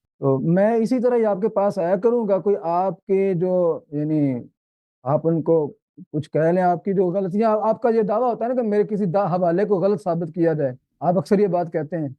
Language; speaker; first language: Urdu; non-native, local second language; Punjabi